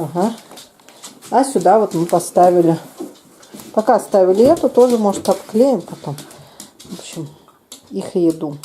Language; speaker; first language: Russian; native; Russian